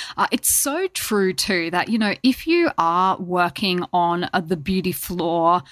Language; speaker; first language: English; native; English